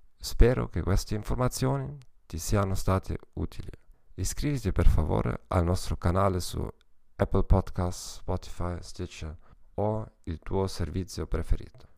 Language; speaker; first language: Italian; non-native, learner; German